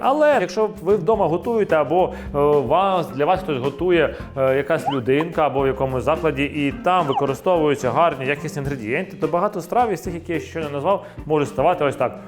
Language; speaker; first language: Ukrainian; native; Ukrainian